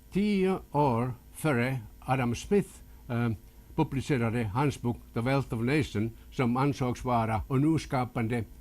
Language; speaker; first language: Swedish; non-native, local second language; Finnish